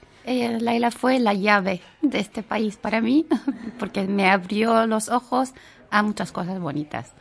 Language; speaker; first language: Spanish; non-native, fluent; Arabic